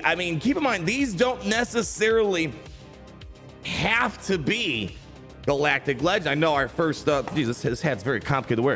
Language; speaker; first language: English; native; English